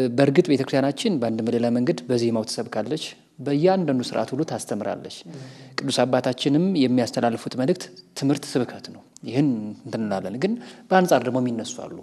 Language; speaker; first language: Amharic; native; Amharic